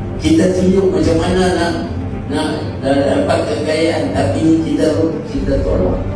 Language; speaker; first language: Malay; native; Malay